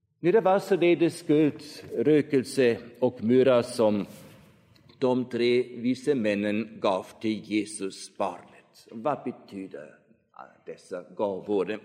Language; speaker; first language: Swedish; non-native, fluent; German